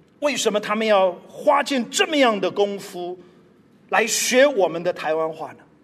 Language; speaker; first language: Chinese; non-native, local second language; English